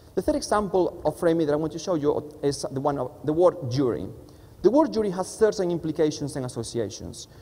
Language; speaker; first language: English; non-native, fluent; Spanish